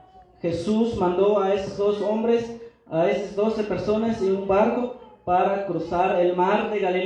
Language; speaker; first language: Spanish; non-native, local second language; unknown